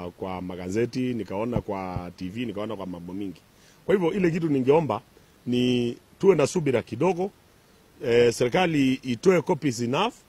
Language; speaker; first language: Swahili; non-native, local second language; Kamba